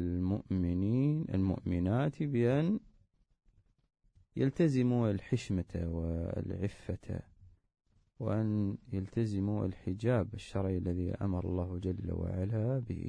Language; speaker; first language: Arabic; native; Arabic